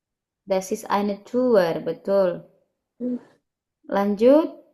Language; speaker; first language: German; non-native, fluent; Indonesian